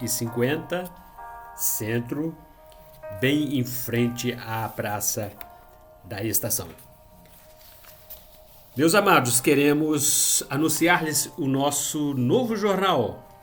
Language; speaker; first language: Portuguese; native; Portuguese